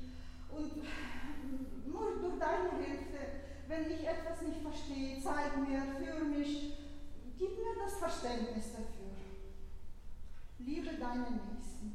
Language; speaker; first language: German; non-native, fluent; Russian